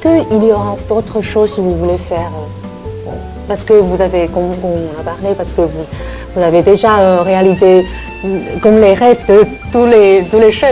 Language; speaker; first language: French; non-native, learner; Chinese